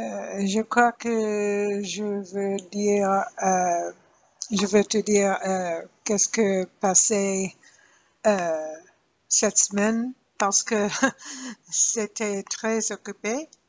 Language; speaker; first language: French; non-native, learner; English